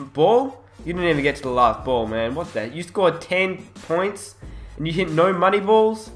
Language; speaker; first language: English; native; English